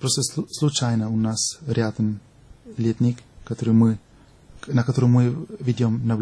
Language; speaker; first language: Russian; non-native, fluent; German